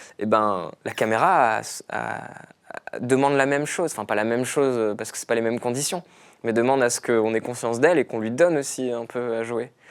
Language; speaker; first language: French; native; French